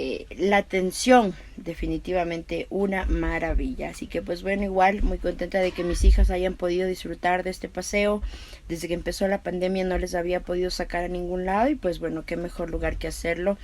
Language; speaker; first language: Spanish; native; Spanish